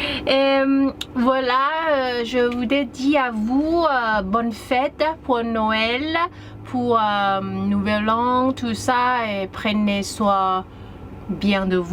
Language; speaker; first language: French; non-native, learner; Thai